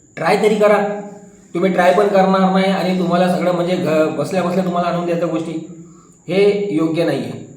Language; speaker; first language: Marathi; non-native, local second language; Hindi